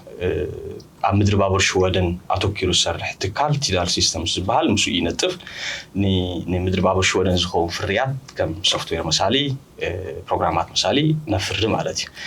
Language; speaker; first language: Tigrinya; early bilingual, heritage; Tigrinya